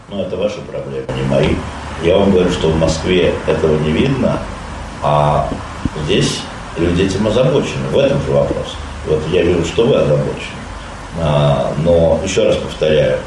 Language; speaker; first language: Russian; native; Russian